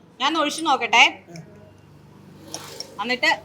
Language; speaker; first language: Malayalam; native; Malayalam